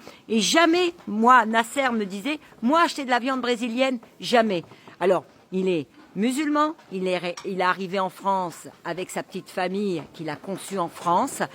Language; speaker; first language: French; native; French